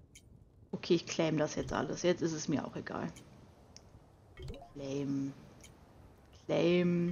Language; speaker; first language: German; native; German